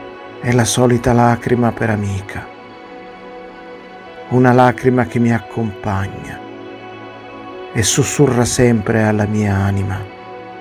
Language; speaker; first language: Italian; native; Italian